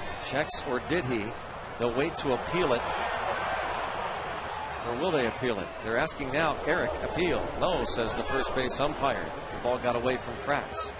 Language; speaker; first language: English; native; English